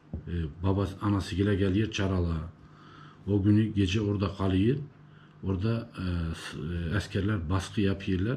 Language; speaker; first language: Turkish; early bilingual, heritage; Turkish